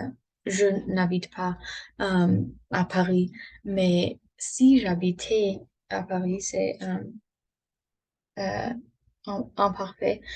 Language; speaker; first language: French; non-native, learner; English